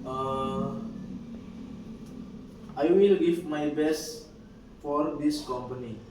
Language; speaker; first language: English; non-native, learner; Indonesian